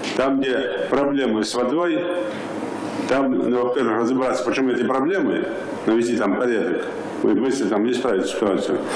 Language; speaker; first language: Russian; non-native, local second language; Ingush